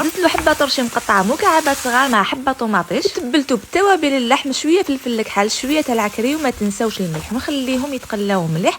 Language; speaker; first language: Arabic; native; Arabic